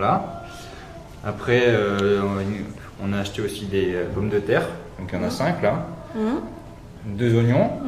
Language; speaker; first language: French; native; French